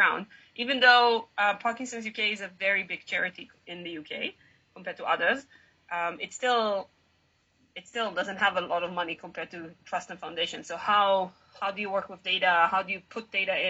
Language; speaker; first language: English; non-native, fluent; Hebrew